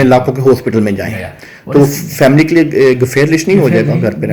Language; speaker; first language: Urdu; native; Urdu